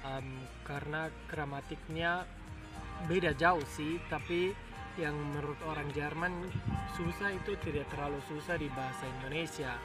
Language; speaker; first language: Indonesian; non-native, fluent; German